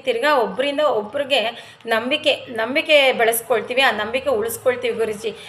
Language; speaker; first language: Kannada; non-native, local second language; Telugu